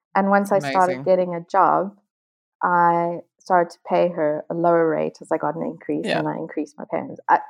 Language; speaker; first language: English; native; English